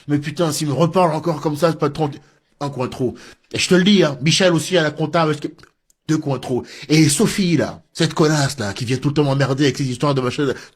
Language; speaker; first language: French; native; French